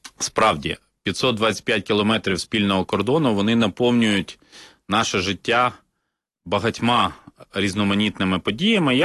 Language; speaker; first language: Ukrainian; native; Ukrainian